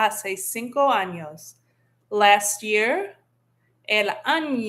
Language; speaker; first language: Spanish; non-native, fluent; English